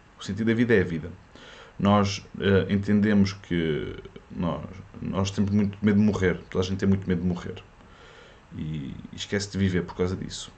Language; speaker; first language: Portuguese; early bilingual, other home language; French